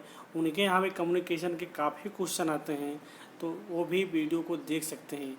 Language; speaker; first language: Hindi; native; Hindi